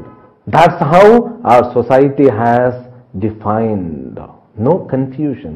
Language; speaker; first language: English; non-native, local second language; Telugu